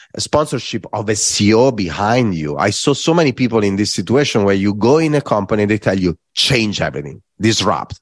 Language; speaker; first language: English; non-native, fluent; Italian